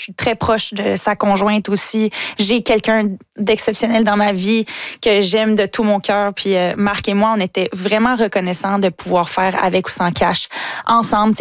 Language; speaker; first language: French; native; French